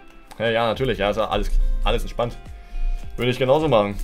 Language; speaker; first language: German; native; German